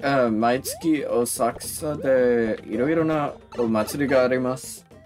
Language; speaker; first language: Japanese; non-native, learner; English